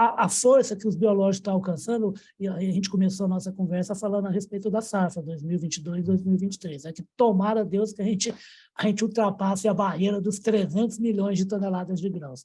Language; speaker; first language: Portuguese; native; Portuguese